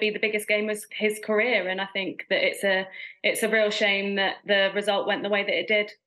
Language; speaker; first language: English; native; English